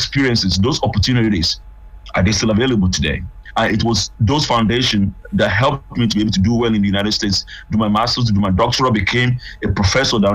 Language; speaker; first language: English; non-native, local second language; Yoruba